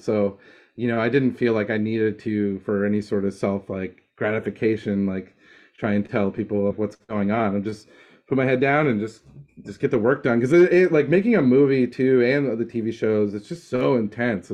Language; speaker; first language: English; native; English